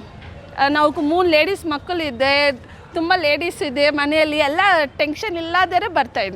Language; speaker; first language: Kannada; non-native, local second language; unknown